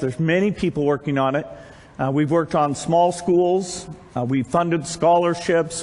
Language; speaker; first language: English; native; English